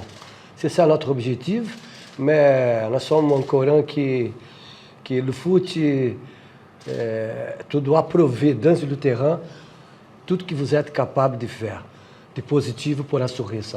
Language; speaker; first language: French; non-native, fluent; Portuguese